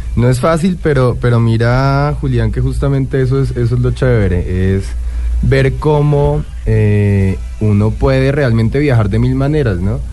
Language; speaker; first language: Spanish; native; Spanish